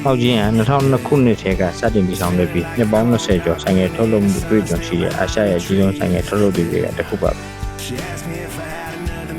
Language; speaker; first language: Burmese; native; Burmese